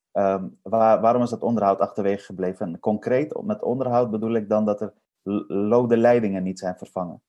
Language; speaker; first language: Dutch; early bilingual, other home language; Persian